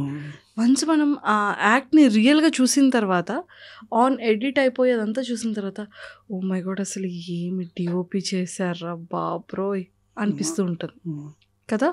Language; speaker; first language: Telugu; native; Telugu